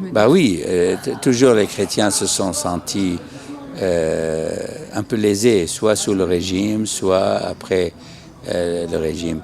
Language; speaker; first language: French; non-native, fluent; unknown